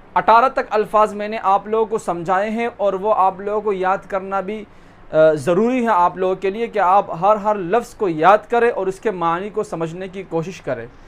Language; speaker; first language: Urdu; non-native, local second language; Pashto